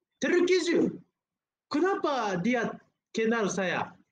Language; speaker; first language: Malay; non-native, learner; Japanese